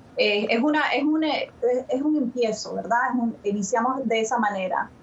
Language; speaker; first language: Spanish; early bilingual, other home language; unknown